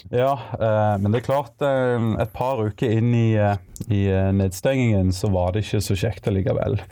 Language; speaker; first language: Norwegian; native; Norwegian